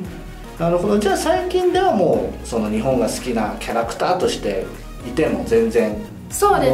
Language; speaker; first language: Japanese; native; Japanese